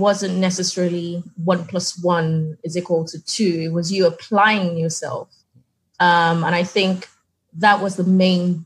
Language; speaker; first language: English; non-native, local second language; Yoruba